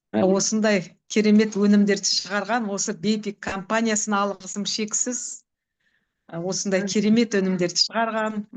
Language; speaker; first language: Kazakh; native; Kazakh